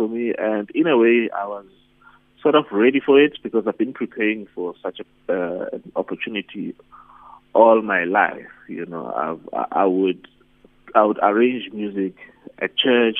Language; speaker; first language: English; non-native, local second language; Zulu